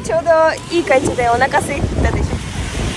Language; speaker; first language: Japanese; non-native, fluent; German